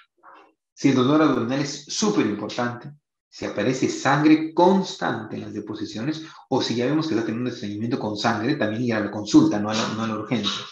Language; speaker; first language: Spanish; native; Spanish